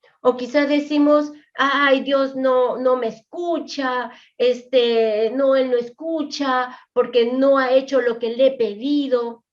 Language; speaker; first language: Spanish; native; Spanish